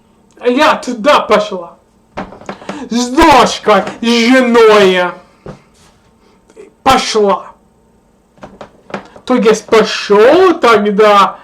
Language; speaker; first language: Russian; non-native, learner; English